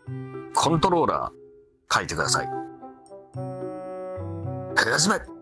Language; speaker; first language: Japanese; native; Japanese